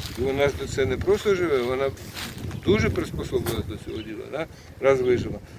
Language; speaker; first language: Ukrainian; native; Ukrainian